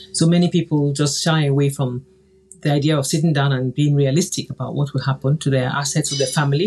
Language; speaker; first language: English; non-native, local second language; Yoruba